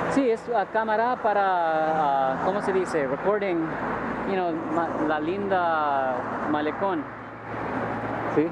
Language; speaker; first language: Spanish; non-native, learner; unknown